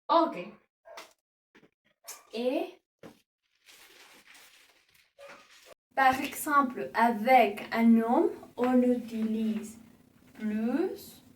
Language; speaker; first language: French; non-native, learner; Spanish